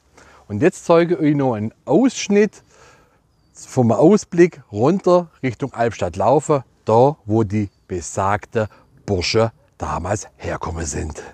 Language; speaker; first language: German; native; German